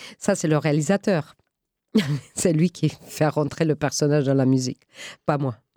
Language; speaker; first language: French; non-native, fluent; Romanian